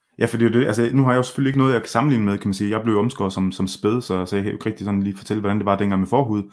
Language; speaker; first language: Danish; early bilingual, other home language; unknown